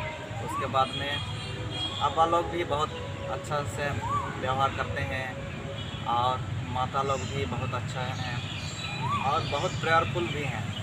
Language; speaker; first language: Hindi; non-native, local second language; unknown